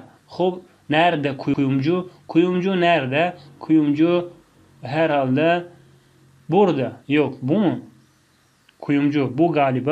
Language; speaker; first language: Turkish; non-native, fluent; Tajik